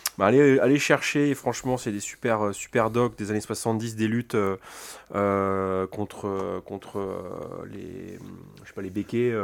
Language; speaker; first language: French; native; French